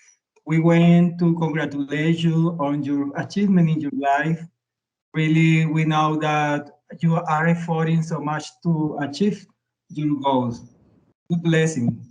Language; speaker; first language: English; non-native, learner; Spanish